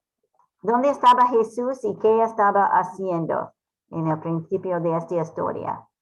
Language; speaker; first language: Spanish; non-native, fluent; English